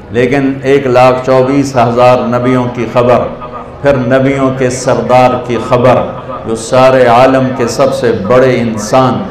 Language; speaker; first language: Urdu; non-native, local second language; Punjabi